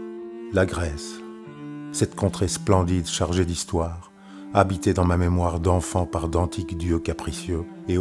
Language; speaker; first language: French; native; French